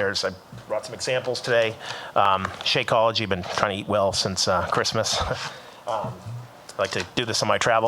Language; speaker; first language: English; native; English